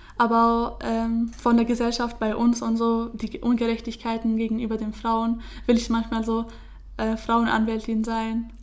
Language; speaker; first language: German; early bilingual, other home language; Kurdish